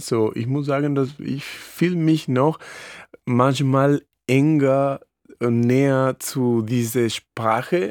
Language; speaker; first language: German; non-native, fluent; Spanish